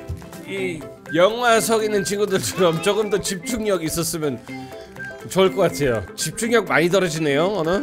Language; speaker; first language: Korean; non-native, fluent; English